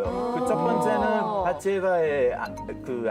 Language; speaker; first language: Korean; non-native, fluent; Hebrew